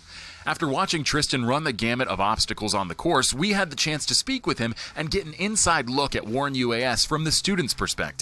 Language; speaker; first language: English; native; English